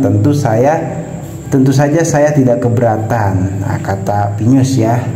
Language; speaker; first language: Indonesian; native; Indonesian